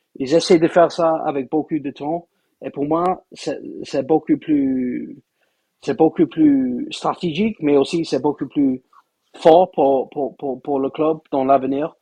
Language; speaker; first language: French; non-native, fluent; English